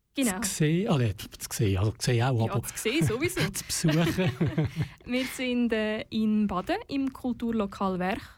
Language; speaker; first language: German; native; German